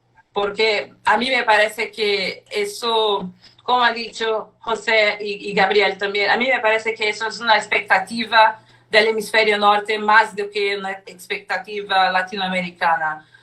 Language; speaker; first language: Spanish; non-native, fluent; Portuguese